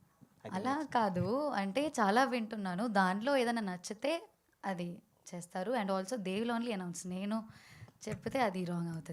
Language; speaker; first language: Telugu; non-native, fluent; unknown